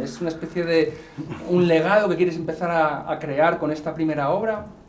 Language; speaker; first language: Spanish; native; Spanish